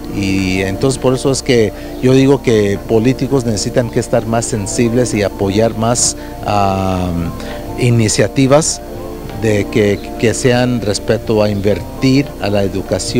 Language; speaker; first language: Spanish; early bilingual, heritage; Spanish